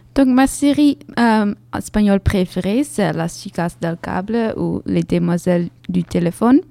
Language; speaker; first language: French; non-native, fluent; Dutch